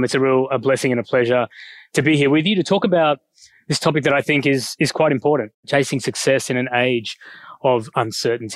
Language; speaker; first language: English; native; English